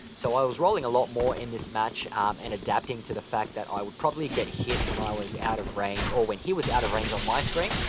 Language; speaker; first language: English; native; English